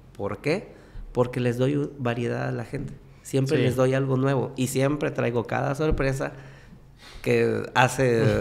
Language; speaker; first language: Spanish; native; Spanish